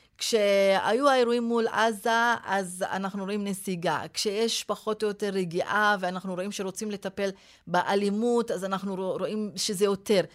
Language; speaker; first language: Hebrew; non-native, local second language; Arabic